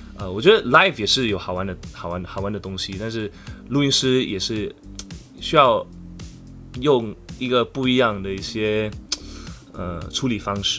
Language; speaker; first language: Chinese; non-native, local second language; English